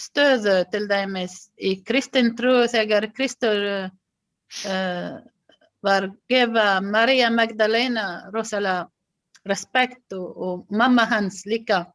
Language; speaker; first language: Icelandic; non-native, learner; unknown